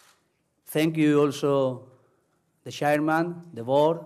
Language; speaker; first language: English; non-native, learner; Spanish